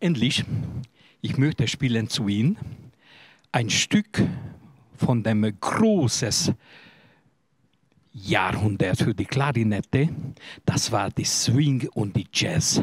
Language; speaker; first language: German; non-native, learner; Hungarian